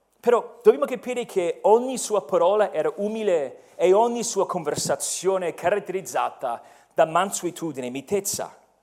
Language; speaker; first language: Italian; non-native, fluent; English